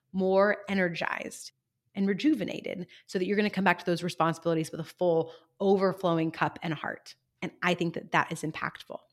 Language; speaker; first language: English; native; English